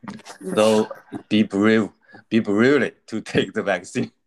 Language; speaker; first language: English; non-native, learner; Chinese